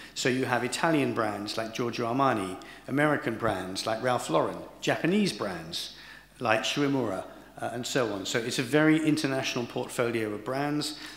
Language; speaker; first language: English; native; English